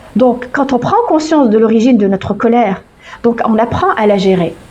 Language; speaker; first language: French; non-native, local second language; Arabic